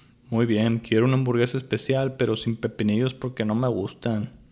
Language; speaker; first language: Spanish; native; Spanish